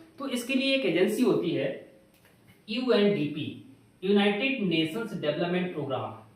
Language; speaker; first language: Hindi; native; Hindi